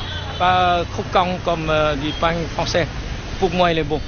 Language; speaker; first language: French; non-native, fluent; Vietnamese